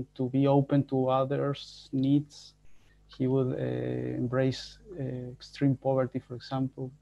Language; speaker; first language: English; non-native, fluent; Spanish